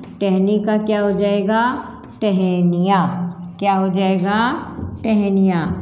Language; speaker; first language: Hindi; native; Hindi